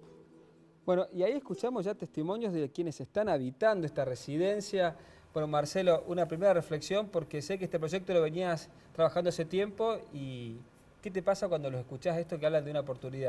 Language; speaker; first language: Spanish; native; Spanish